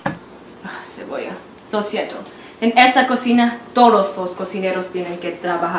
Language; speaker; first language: Spanish; non-native, learner; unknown